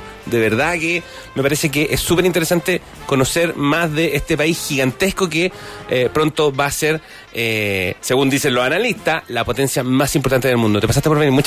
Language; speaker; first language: Spanish; native; Spanish